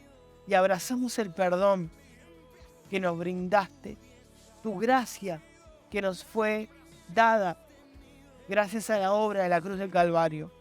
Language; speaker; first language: Spanish; native; Spanish